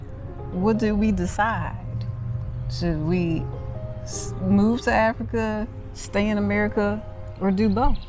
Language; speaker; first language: English; native; English